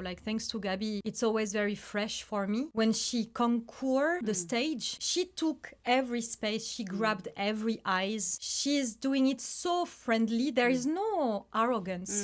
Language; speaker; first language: English; non-native, fluent; French